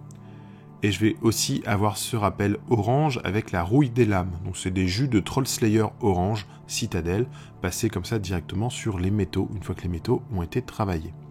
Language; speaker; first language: French; native; French